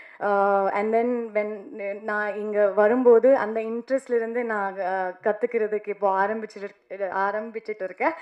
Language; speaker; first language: Tamil; non-native, learner; Kannada